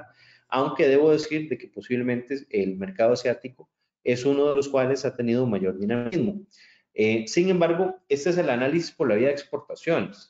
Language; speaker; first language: Spanish; native; Spanish